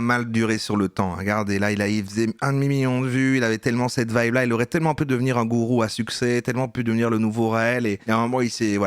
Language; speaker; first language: French; native; French